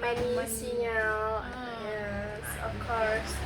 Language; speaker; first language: English; non-native, learner; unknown